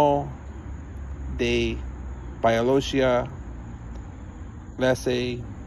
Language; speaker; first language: Spanish; non-native, learner; English